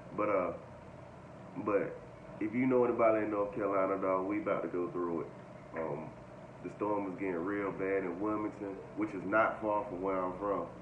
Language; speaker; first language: English; native; English